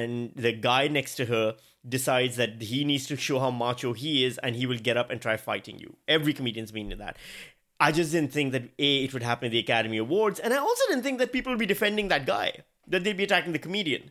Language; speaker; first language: English; non-native, local second language; Urdu